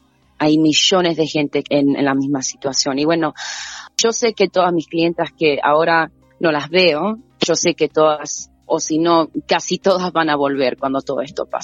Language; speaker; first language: Spanish; native; Spanish